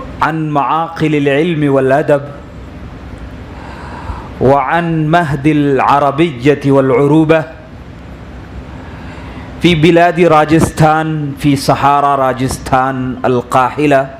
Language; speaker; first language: Arabic; non-native, fluent; Urdu